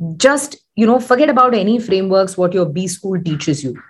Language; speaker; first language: English; non-native, local second language; Tamil